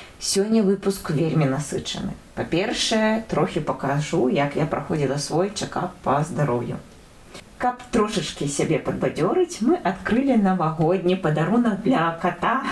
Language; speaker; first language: Belarusian; non-native, local second language; Russian